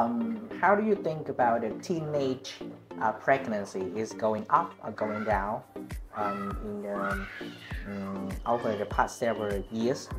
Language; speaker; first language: English; non-native, learner; Vietnamese